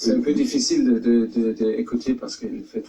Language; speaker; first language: French; non-native, fluent; German